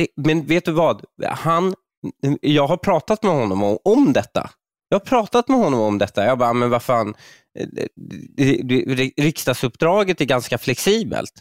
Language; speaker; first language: Swedish; early bilingual, other home language; Persian